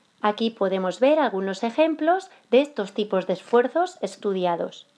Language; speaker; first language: Spanish; native; Spanish